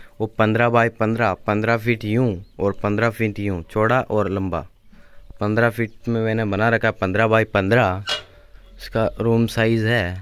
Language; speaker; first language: Hindi; native; Hindi